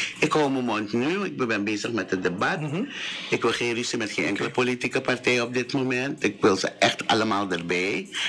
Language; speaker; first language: Dutch; native; Dutch